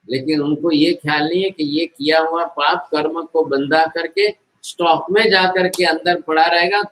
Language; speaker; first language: Hindi; non-native, local second language; Gujarati